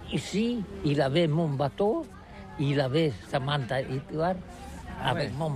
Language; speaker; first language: French; non-native, learner; Catalan